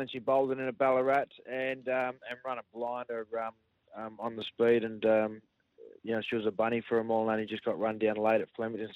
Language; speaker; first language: English; native; English